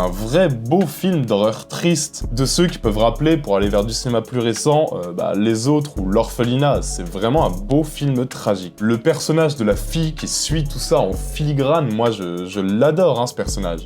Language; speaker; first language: French; native; French